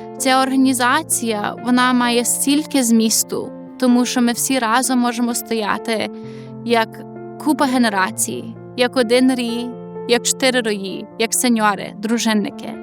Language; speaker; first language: Ukrainian; early bilingual, heritage; Ukrainian